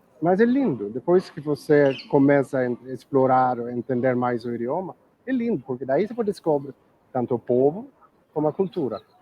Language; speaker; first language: Portuguese; non-native, fluent; Swedish